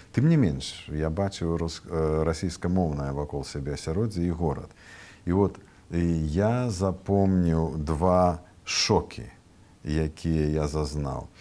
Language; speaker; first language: Belarusian; native; Belarusian